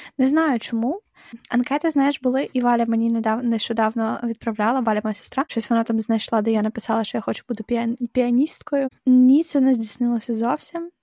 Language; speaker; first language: Ukrainian; non-native, local second language; Russian